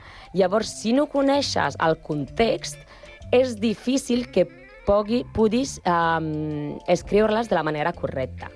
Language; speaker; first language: Catalan; non-native, learner; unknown